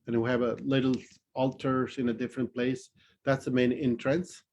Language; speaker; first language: English; non-native, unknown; Newari